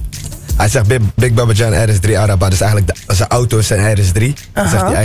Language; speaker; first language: Dutch; early bilingual, other home language; Turkish